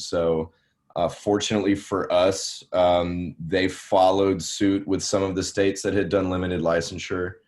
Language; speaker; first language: English; native; English